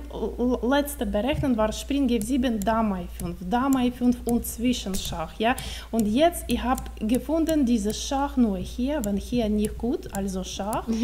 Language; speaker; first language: German; non-native, learner; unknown